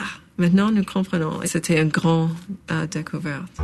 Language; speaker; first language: French; non-native, local second language; English